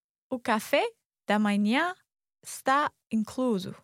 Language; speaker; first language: Portuguese; non-native, learner; English